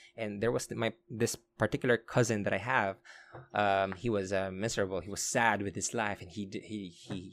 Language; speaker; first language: English; non-native, local second language; Filipino